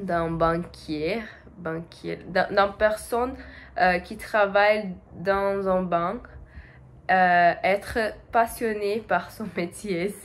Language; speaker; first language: French; non-native, learner; Portuguese